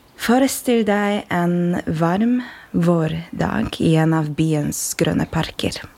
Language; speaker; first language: Norwegian; non-native, fluent; Polish